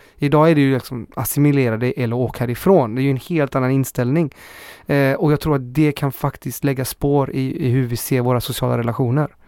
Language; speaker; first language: Swedish; early bilingual, other home language; Spanish